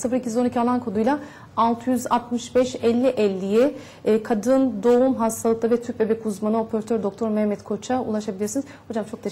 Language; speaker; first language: Turkish; native; Turkish